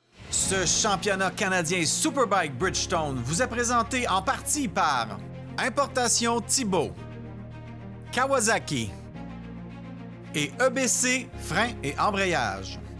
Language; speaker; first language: French; native; French